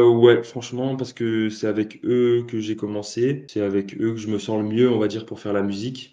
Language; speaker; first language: French; native; French